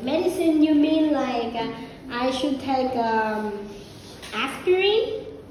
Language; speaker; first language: English; non-native, fluent; Vietnamese